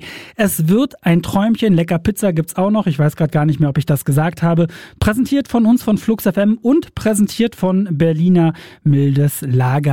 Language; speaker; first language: German; native; German